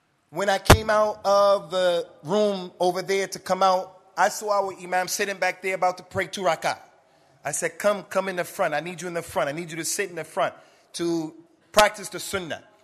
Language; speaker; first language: English; native; English